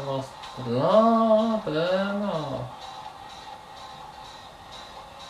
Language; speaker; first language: French; native; French